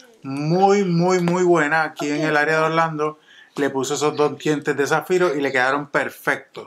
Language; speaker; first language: Spanish; native; Spanish